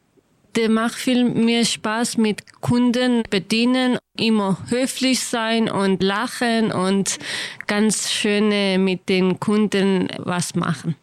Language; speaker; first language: German; non-native, learner; Kurdish